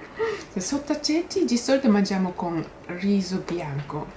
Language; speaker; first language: Italian; non-native, learner; Japanese